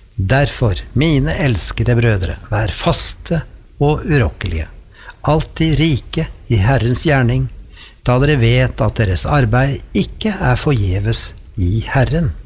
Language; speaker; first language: Norwegian; native; Norwegian